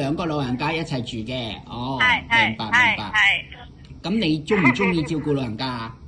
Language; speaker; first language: Cantonese; native; Cantonese